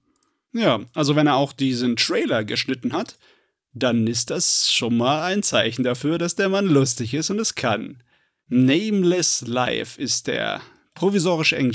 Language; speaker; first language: German; native; German